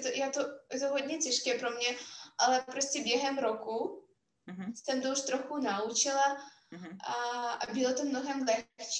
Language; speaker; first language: Czech; non-native, fluent; Russian